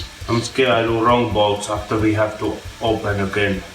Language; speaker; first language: English; non-native, learner; Finnish